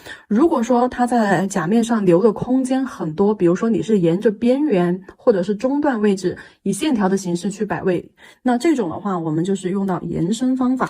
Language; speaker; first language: Chinese; native; Chinese